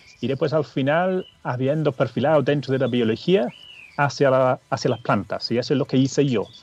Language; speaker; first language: Spanish; non-native, fluent; English